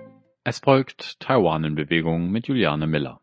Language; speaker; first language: German; native; German